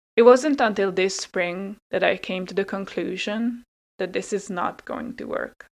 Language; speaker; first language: English; non-native, fluent; Hungarian